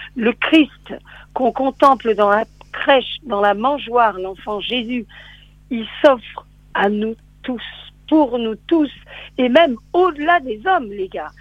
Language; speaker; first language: French; native; French